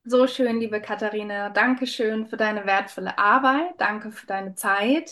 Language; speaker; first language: German; native; German